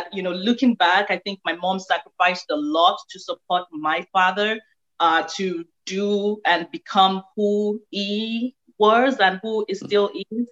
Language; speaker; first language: English; non-native, local second language; Yoruba